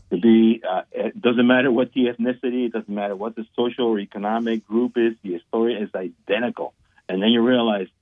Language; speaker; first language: English; non-native, fluent; Spanish